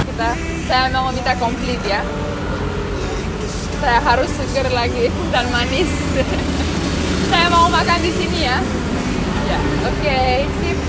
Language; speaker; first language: Indonesian; non-native, fluent; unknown